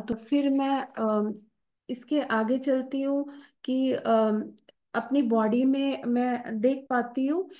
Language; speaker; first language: Hindi; native; Hindi